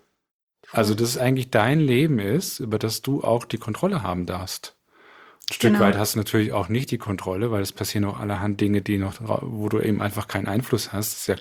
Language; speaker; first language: German; native; German